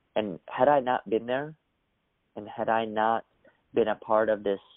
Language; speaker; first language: English; early bilingual, other home language; Russian